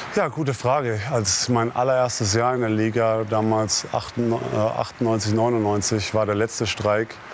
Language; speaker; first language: German; native; German